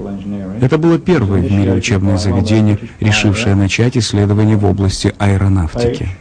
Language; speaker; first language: Russian; native; Russian